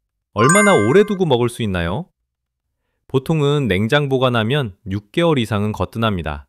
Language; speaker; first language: Korean; native; Korean